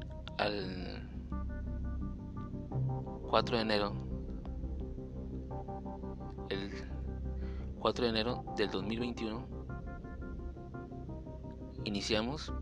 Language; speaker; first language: Spanish; native; Spanish